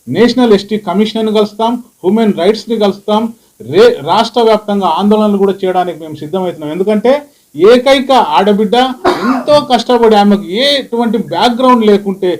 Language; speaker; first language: Telugu; non-native, local second language; Lambadi